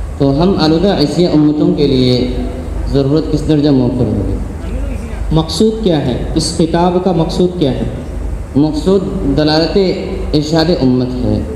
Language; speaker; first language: Urdu; non-native, local second language; Bangla